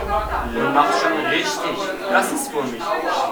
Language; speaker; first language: German; non-native, learner; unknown